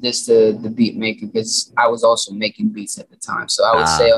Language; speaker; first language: English; non-native, local second language; Filipino